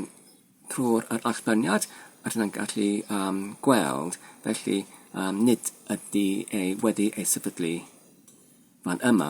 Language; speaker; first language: Welsh; non-native, fluent; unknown